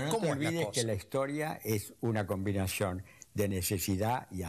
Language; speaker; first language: Spanish; native; Spanish